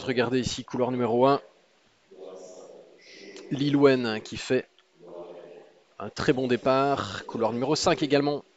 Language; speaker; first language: French; native; French